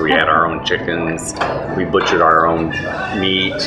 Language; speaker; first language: English; native; English